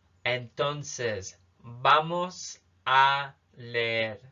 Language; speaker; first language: Spanish; non-native, fluent; English